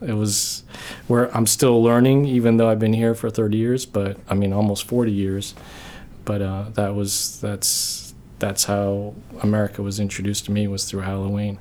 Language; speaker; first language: English; early bilingual, other home language; Korean